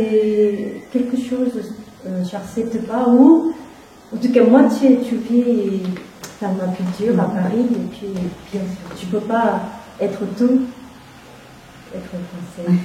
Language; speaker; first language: French; non-native, fluent; Korean